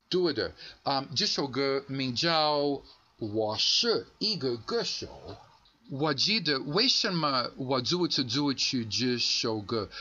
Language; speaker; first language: Chinese; non-native, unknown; Greek